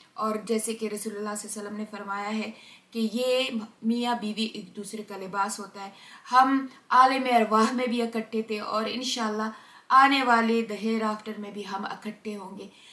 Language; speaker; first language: Hindi; non-native, local second language; Pashto